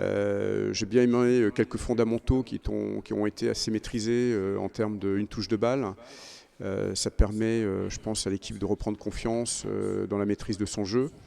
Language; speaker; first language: French; native; French